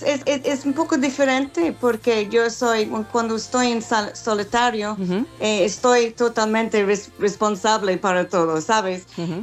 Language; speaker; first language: Spanish; non-native, learner; English